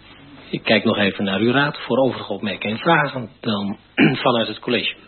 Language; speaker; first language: Dutch; native; Dutch